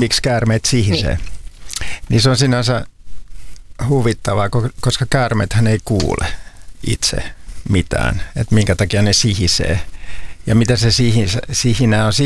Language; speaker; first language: Finnish; native; Finnish